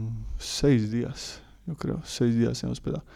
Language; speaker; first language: Spanish; non-native, learner; Croatian